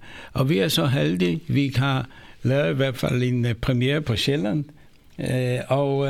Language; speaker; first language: Danish; non-native, fluent; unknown